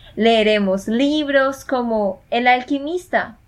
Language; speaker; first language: Spanish; native; Spanish